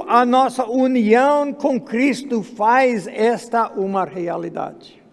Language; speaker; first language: Portuguese; non-native, fluent; English